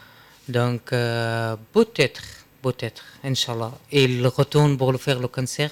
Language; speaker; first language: French; non-native, learner; Arabic